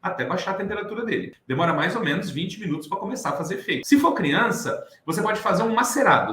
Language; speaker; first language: Portuguese; native; Portuguese